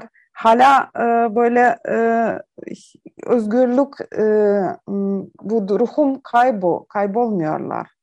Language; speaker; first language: Turkish; non-native, learner; Ukrainian